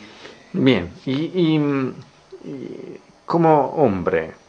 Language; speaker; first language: Spanish; non-native, learner; Italian